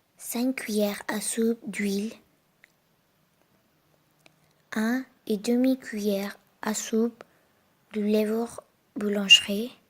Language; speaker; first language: French; non-native, learner; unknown